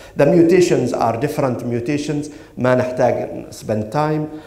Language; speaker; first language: English; non-native, fluent; Arabic